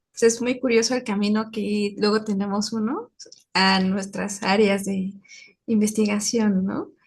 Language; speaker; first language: Spanish; native; Spanish